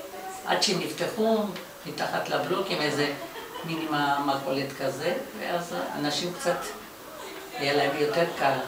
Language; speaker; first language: Hebrew; non-native, fluent; Georgian